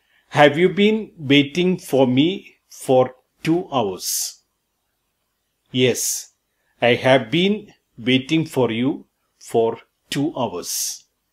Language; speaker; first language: English; non-native, local second language; Malayalam